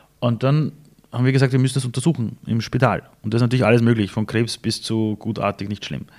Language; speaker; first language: German; early bilingual, other home language; Persian